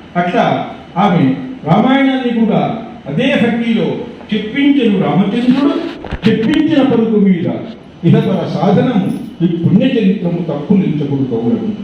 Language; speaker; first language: Telugu; native; Telugu